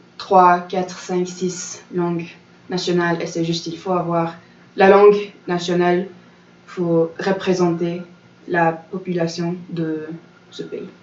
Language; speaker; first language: French; non-native, fluent; English